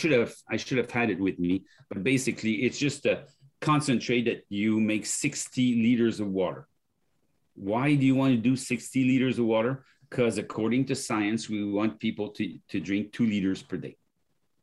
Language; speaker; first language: English; non-native, fluent; French